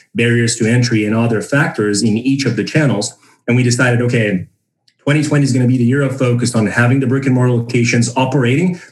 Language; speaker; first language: English; non-native, fluent; Portuguese